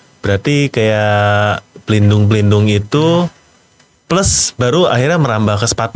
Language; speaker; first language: Indonesian; native; Indonesian